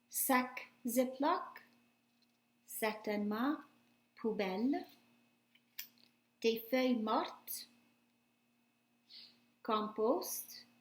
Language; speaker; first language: French; non-native, fluent; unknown